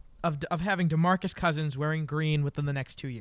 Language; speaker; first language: English; native; English